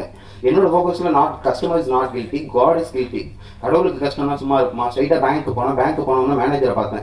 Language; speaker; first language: Tamil; native; Tamil